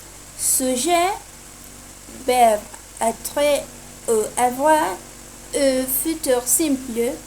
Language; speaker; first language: French; non-native, learner; Spanish